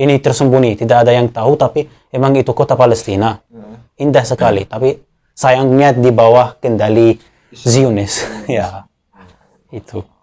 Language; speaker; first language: Indonesian; non-native, fluent; Arabic